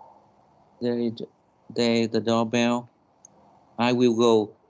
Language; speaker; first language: English; non-native, learner; Vietnamese